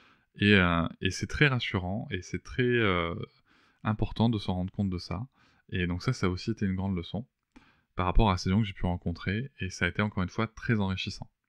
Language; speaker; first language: French; native; French